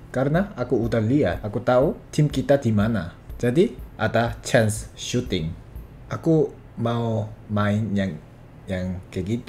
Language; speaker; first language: Indonesian; non-native, fluent; Korean